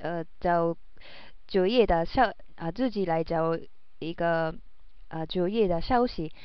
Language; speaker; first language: Chinese; non-native, learner; Japanese